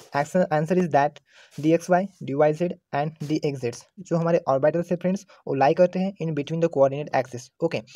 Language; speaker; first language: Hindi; non-native, local second language; Marathi